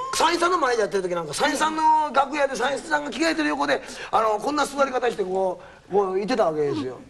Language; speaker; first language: Japanese; native; Japanese